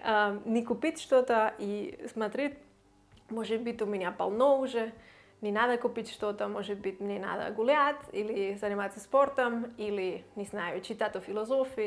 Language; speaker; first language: Russian; non-native, learner; Catalan